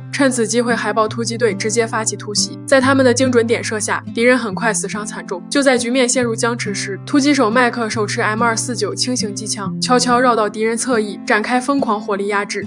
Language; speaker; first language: Chinese; native; Chinese